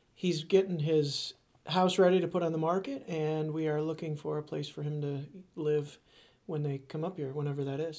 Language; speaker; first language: English; native; English